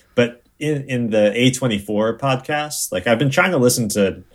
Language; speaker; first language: English; native; English